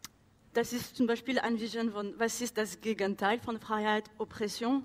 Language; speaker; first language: German; non-native, learner; French